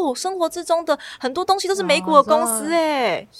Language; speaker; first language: Chinese; native; Chinese